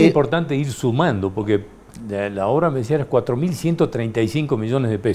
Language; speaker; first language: Spanish; native; Spanish